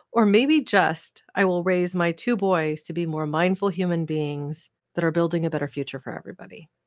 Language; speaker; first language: English; native; English